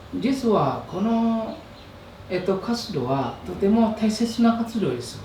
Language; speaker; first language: Japanese; non-native, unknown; Indonesian